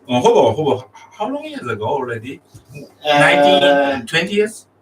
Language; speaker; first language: English; non-native, learner; Japanese